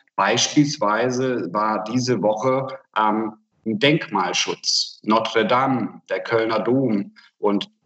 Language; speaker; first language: German; non-native, fluent; Hungarian